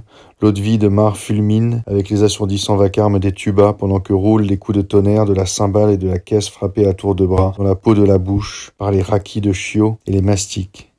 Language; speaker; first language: French; native; French